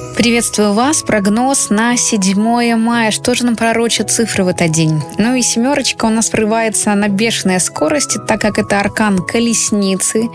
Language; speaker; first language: Russian; native; Russian